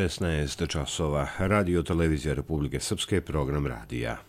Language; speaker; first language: Serbian; native; Serbian